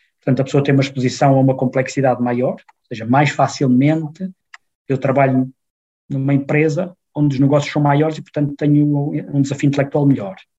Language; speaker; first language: Portuguese; native; Portuguese